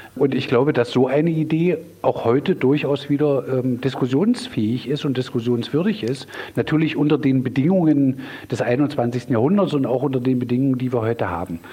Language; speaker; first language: German; native; German